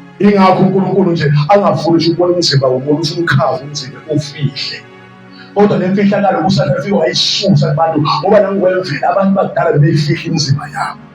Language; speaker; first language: Zulu; native; Zulu